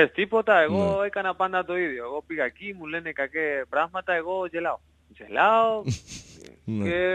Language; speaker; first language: Greek; non-native, learner; Spanish